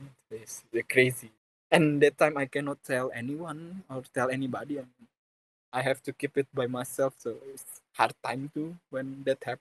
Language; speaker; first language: English; non-native, fluent; Indonesian